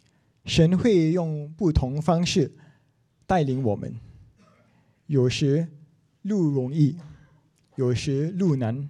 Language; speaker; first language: Chinese; non-native, local second language; English